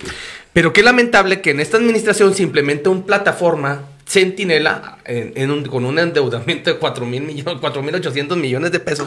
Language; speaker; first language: Spanish; native; Spanish